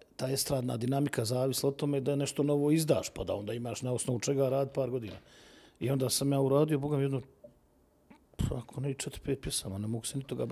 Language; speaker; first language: Serbian; native; Serbian